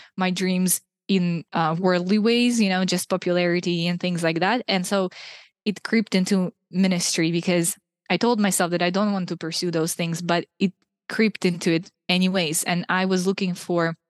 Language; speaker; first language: English; non-native, fluent; Russian